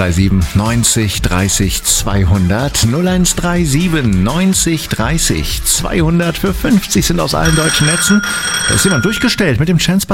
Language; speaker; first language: German; native; German